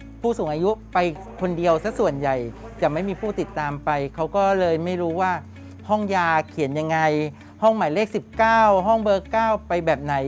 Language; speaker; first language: Thai; native; Thai